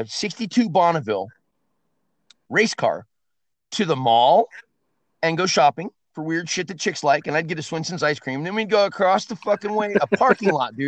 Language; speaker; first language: English; native; English